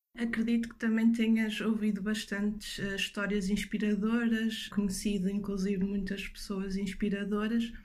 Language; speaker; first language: Portuguese; native; Portuguese